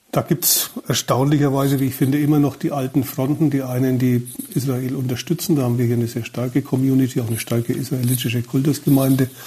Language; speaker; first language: German; native; German